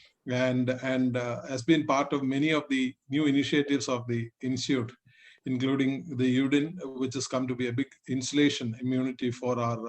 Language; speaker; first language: English; non-native, local second language; Malayalam